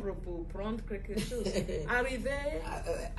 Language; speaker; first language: French; non-native, fluent; Igbo